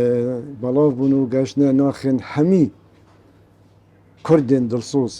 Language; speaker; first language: Kurdish; native; Kurdish